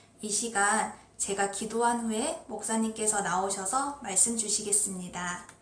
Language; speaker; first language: Korean; native; Korean